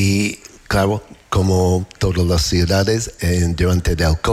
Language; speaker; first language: Spanish; non-native, learner; English